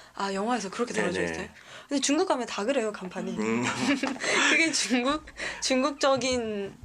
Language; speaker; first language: Korean; native; Korean